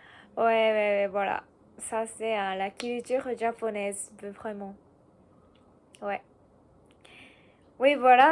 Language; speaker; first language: French; non-native, learner; Japanese